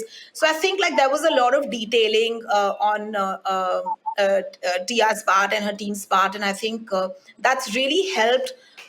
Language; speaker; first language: English; non-native, local second language; Hindi